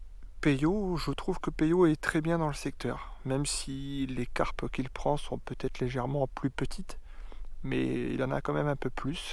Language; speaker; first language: French; native; French